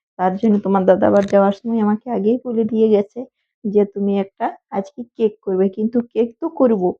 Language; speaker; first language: Bangla; non-native, local second language; Santali